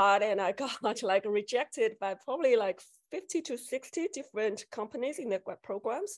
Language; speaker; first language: English; non-native, fluent; Chinese